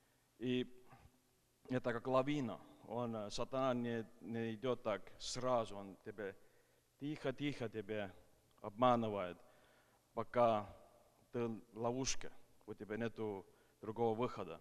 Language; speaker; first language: Russian; non-native, fluent; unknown